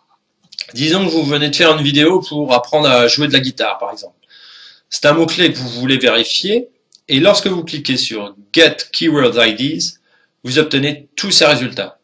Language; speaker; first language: French; native; French